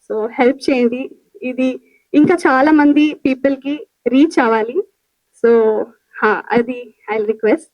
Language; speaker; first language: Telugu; non-native, learner; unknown